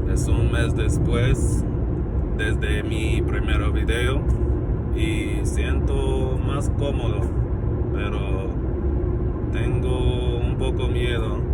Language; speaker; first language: Spanish; non-native, learner; English